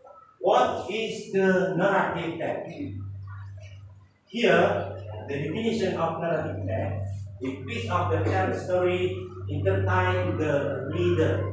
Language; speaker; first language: English; non-native, learner; Indonesian